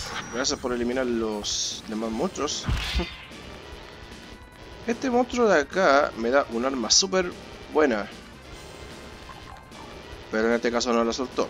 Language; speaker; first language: Spanish; native; Spanish